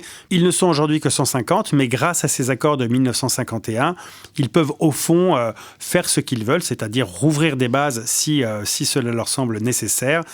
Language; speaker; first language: French; native; French